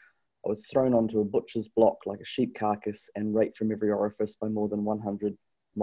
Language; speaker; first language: English; native; English